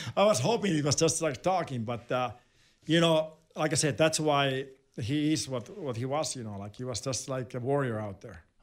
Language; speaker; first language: English; non-native, fluent; Finnish